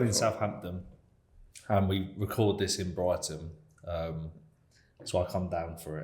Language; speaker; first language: English; native; English